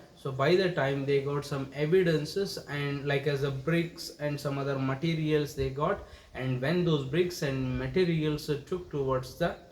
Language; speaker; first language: English; non-native, local second language; Kannada